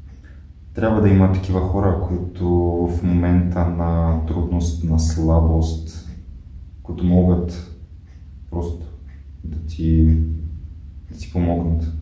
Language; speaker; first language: Bulgarian; non-native, fluent; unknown